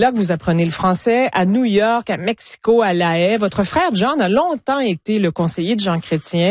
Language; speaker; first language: French; native; French